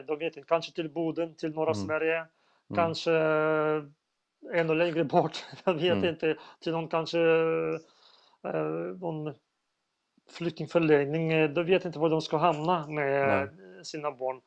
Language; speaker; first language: Swedish; non-native, fluent; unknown